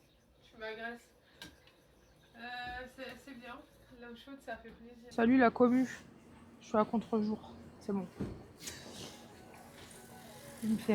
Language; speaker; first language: French; native; French